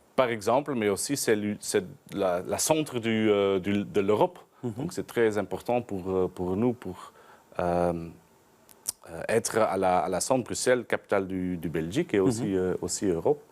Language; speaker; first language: French; non-native, learner; Dutch